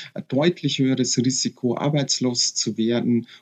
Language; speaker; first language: German; native; German